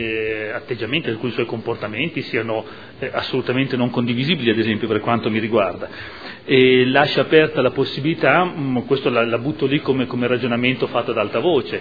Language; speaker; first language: Italian; native; Italian